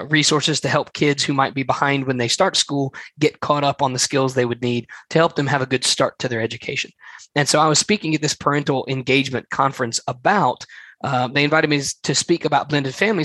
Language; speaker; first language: English; native; English